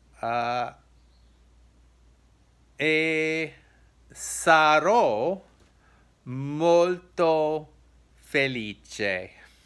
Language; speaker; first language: Italian; non-native, learner; English